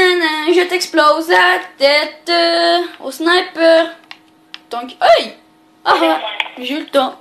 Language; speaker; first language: French; native; French